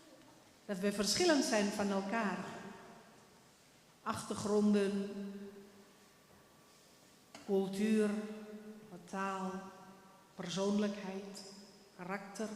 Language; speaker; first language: Dutch; non-native, fluent; Indonesian